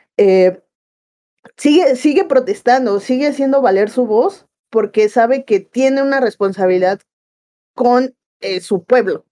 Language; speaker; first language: Spanish; native; Spanish